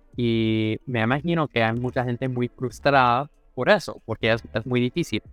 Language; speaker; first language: Spanish; non-native, fluent; English